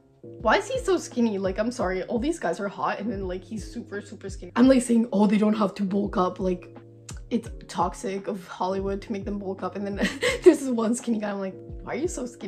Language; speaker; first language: English; native; English